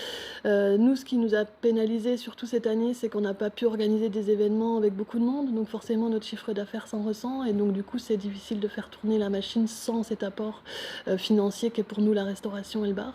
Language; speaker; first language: French; native; French